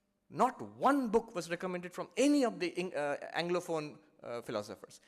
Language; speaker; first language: English; non-native, local second language; Bangla